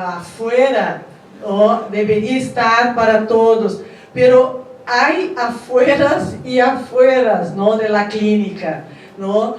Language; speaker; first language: Spanish; non-native, fluent; Portuguese